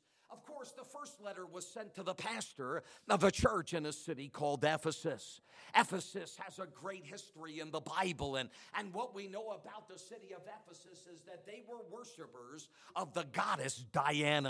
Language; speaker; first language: English; native; English